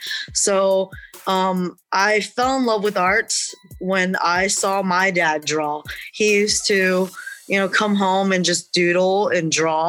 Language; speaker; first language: English; early bilingual, other home language; Chinese